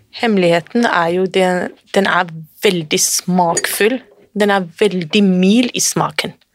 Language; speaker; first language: Norwegian; non-native, fluent; Kurdish